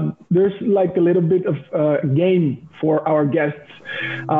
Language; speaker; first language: English; non-native, fluent; Spanish